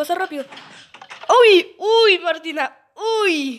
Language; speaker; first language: Spanish; native; Spanish